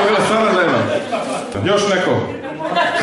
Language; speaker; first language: Croatian; native; Croatian